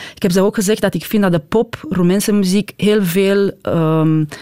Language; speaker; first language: Dutch; non-native, fluent; Romanian